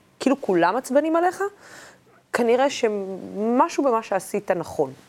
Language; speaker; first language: Hebrew; non-native, local second language; Arabic